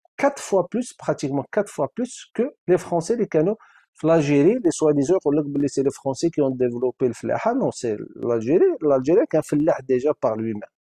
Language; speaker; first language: French; non-native, local second language; Arabic